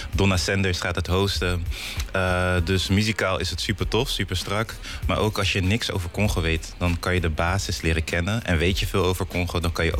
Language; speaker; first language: Dutch; native; Dutch